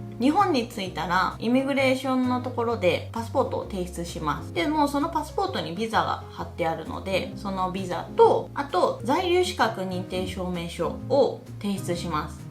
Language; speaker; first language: Japanese; native; Japanese